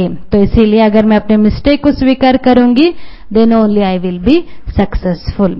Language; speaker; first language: Hindi; native; Hindi